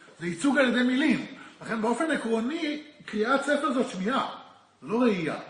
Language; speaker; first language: Hebrew; native; Hebrew